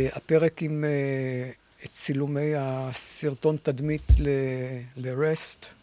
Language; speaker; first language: Hebrew; native; Hebrew